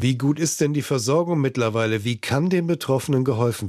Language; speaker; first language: German; native; German